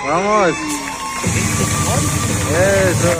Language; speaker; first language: Spanish; non-native, learner; German